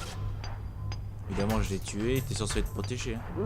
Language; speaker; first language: French; native; French